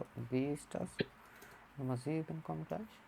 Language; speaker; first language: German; non-native, fluent; Bangla